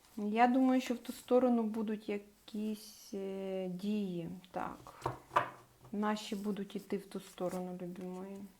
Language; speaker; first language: Ukrainian; non-native, local second language; Russian